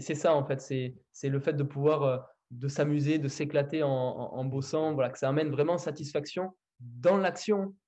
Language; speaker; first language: French; native; French